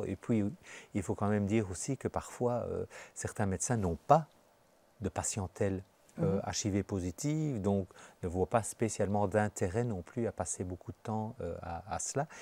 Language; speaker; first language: French; native; French